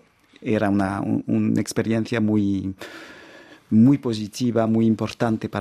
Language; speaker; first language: Spanish; non-native, fluent; French